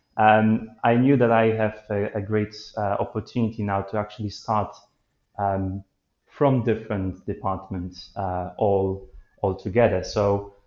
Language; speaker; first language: English; non-native, fluent; Polish